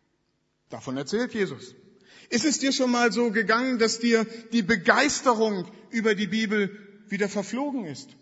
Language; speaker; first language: German; native; German